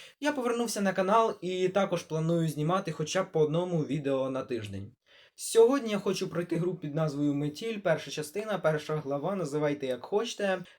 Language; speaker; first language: Ukrainian; non-native, local second language; Russian